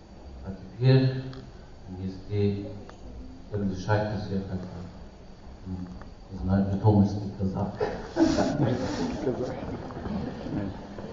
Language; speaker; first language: Russian; non-native, learner; Persian